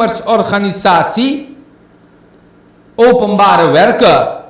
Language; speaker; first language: Dutch; non-native, local second language; Caribbean Hindustani